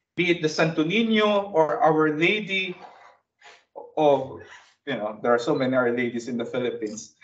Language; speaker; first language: English; non-native, local second language; Bikol